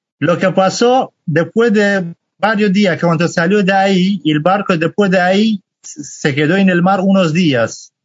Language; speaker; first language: Spanish; non-native, fluent; Kurdish